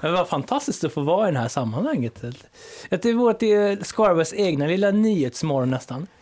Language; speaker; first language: Swedish; early bilingual, other home language; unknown